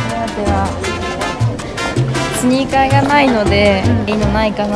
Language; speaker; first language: Japanese; native; Japanese